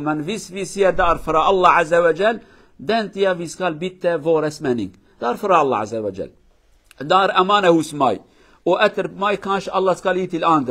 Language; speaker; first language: Swedish; non-native, learner; Kurdish